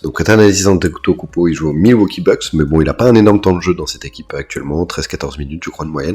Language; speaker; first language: French; native; French